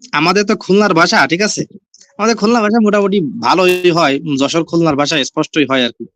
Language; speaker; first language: Bangla; native; Bangla